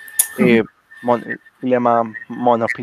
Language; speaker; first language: French; non-native, learner; Spanish